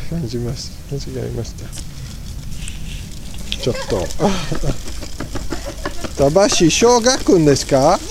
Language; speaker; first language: Japanese; non-native, learner; Italian